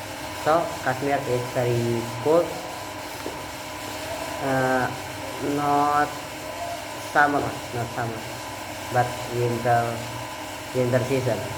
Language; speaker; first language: English; non-native, learner; Indonesian